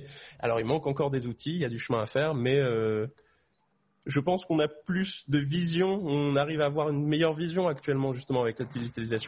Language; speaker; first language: French; native; French